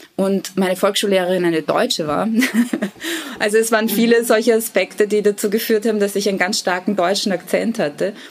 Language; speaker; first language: German; early bilingual, other home language; Bosnian